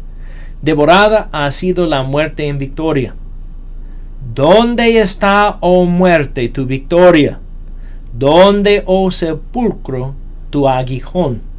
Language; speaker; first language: Spanish; non-native, fluent; English